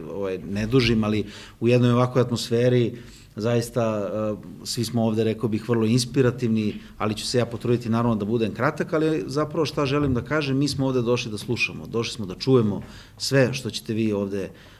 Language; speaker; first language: Bosnian; native; Bosnian